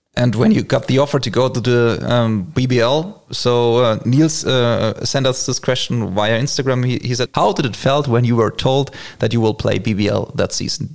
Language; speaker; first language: English; non-native, fluent; German